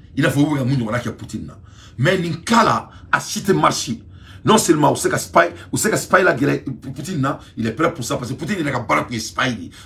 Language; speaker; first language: French; non-native, local second language; Bambara